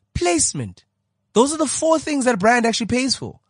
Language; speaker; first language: English; non-native, local second language; Xhosa